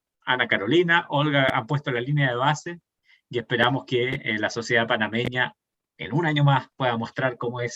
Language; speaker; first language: Spanish; native; Spanish